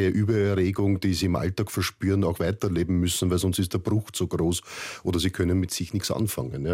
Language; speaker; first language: German; native; German